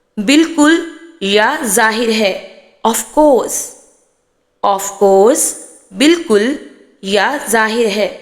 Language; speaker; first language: Urdu; native; Urdu